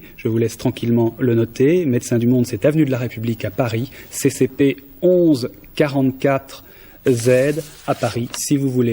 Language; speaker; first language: French; native; French